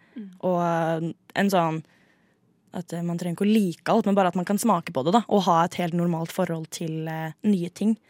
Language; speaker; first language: Norwegian; native; Norwegian